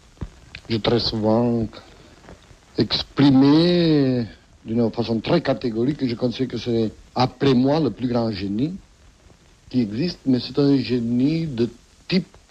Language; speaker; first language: French; non-native, fluent; Catalan